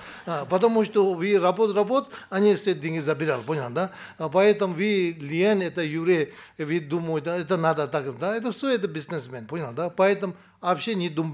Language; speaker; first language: Russian; non-native, learner; Tibetan